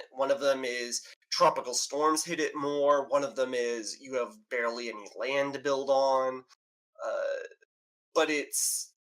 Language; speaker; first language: English; native; English